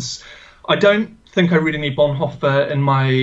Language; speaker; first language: English; native; English